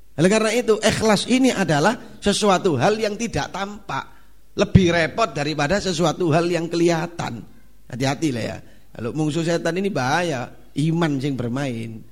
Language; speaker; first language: Indonesian; non-native, local second language; Javanese